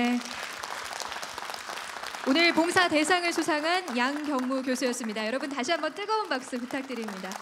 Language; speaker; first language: Korean; native; Korean